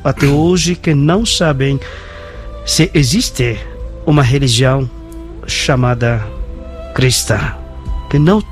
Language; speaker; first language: Portuguese; non-native, fluent; Bangla